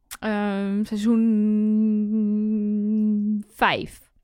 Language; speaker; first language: Dutch; native; Dutch